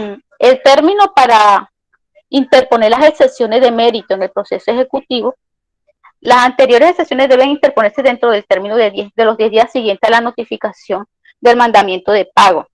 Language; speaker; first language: Spanish; native; Spanish